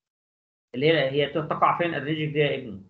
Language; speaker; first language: Arabic; native; Arabic